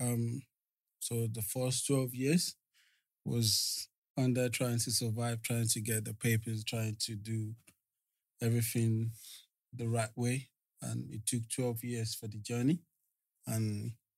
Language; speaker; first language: English; non-native, local second language; Yoruba